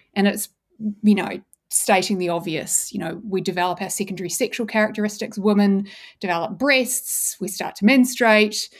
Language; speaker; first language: English; native; English